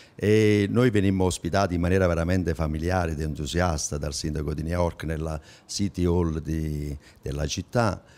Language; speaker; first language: Italian; native; Italian